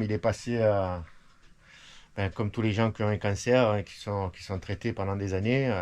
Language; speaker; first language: French; native; French